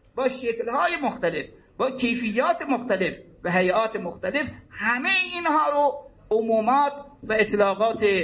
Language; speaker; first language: Persian; native; Persian